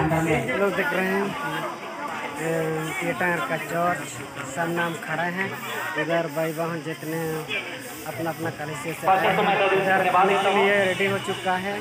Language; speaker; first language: Hindi; non-native, local second language; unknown